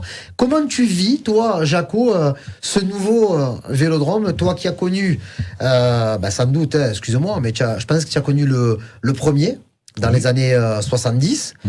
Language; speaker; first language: French; native; French